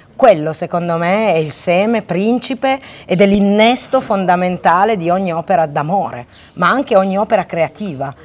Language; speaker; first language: Italian; non-native, local second language; Occitan